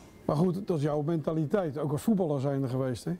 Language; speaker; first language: Dutch; native; Dutch